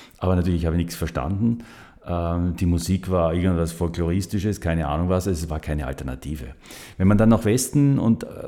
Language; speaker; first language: German; native; German